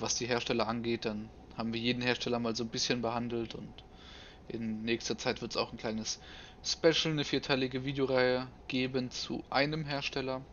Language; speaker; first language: German; native; German